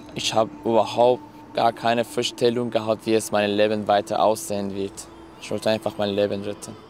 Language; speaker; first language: German; non-native, learner; Persian